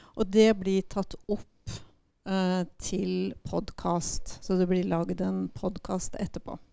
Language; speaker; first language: Norwegian; native; Norwegian